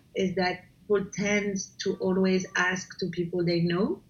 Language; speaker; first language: English; non-native, fluent; French